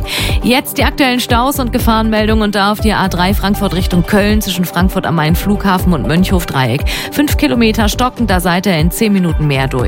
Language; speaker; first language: German; native; German